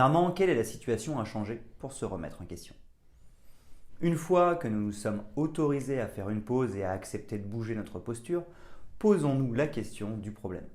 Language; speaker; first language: French; native; French